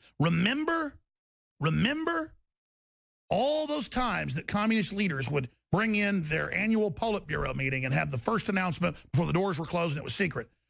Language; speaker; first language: English; native; English